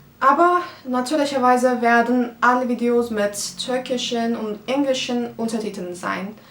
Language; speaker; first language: German; non-native, fluent; Turkish